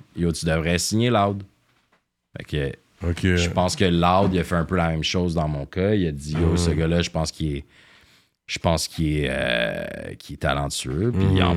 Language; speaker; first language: French; native; French